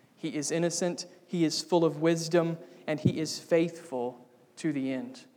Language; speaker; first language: English; native; English